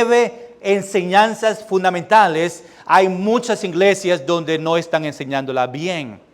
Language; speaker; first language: Spanish; early bilingual, heritage; Spanish